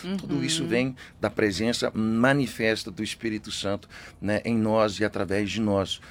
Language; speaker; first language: Portuguese; early bilingual, other home language; English